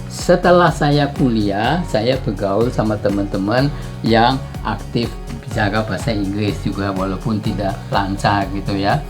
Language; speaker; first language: Indonesian; non-native, local second language; Dutch